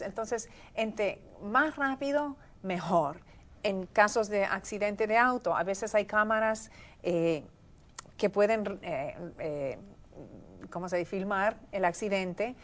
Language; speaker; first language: Spanish; native; Spanish